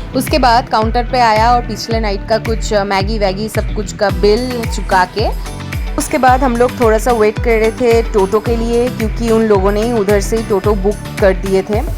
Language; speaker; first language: Hindi; non-native, local second language; Bangla